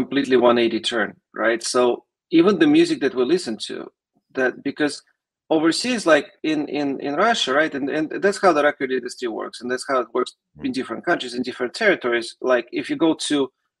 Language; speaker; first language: English; non-native, fluent; Russian